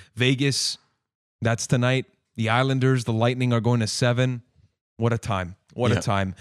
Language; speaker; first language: English; native; English